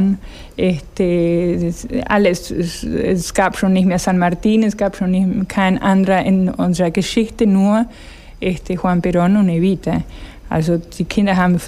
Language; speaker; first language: German; non-native, fluent; Spanish